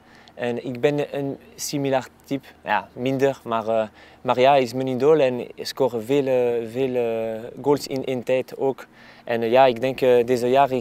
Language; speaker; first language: Dutch; non-native, local second language; Spanish